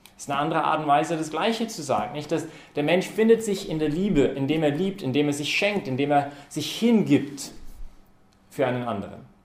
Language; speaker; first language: German; non-native, fluent; English